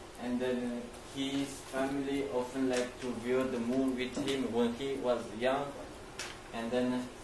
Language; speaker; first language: English; non-native, learner; Chinese